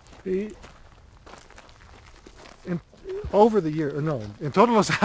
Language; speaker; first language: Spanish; non-native, learner; English